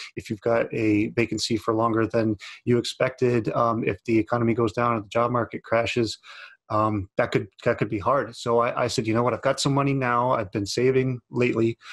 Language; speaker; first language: English; native; English